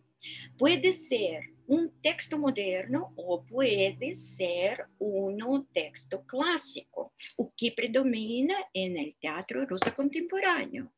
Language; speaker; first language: Spanish; non-native, fluent; Russian